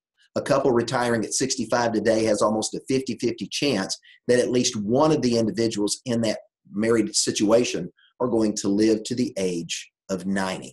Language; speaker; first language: English; native; English